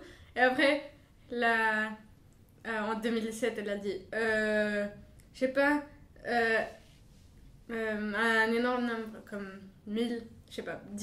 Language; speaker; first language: French; non-native, fluent; Bulgarian